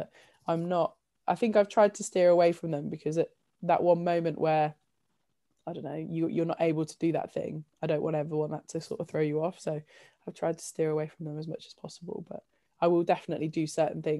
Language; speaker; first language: English; native; English